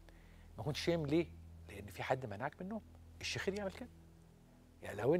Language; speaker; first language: Arabic; native; Arabic